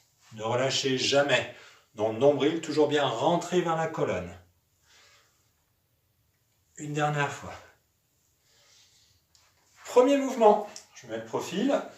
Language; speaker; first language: French; native; French